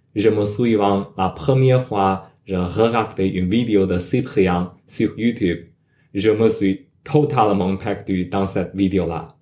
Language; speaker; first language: French; non-native, learner; Chinese